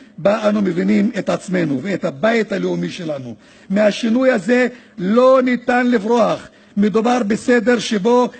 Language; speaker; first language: Hebrew; non-native, local second language; Arabic